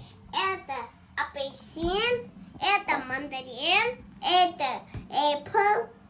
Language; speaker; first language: Russian; non-native, learner; Armenian